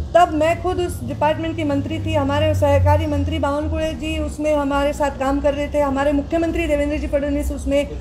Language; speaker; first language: Hindi; non-native, local second language; Marathi